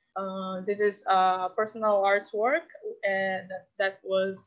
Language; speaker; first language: English; non-native, fluent; Portuguese